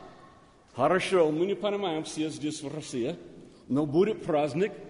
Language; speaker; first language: Russian; non-native, learner; English